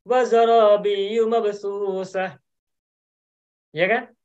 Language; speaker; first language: Arabic; non-native, fluent; Indonesian